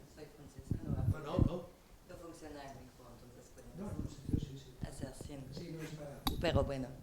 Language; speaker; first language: Spanish; non-native, learner; French